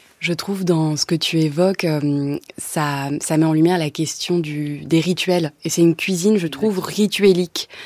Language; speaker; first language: French; native; French